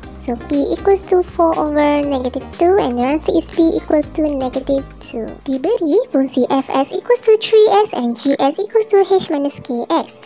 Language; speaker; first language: English; non-native, local second language; Malay